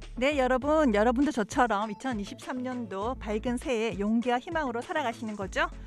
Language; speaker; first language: Korean; native; Korean